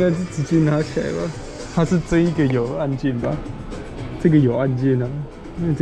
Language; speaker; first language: Chinese; native; Chinese